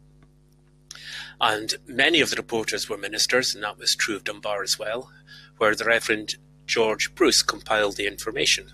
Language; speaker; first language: English; native; English